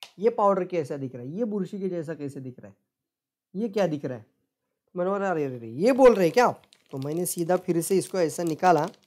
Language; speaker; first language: Hindi; non-native, local second language; Marathi